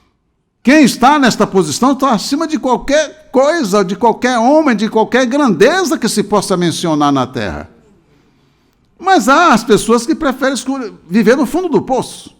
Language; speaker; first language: Portuguese; native; Portuguese